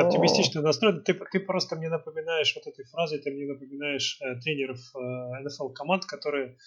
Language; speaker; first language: Russian; native; Russian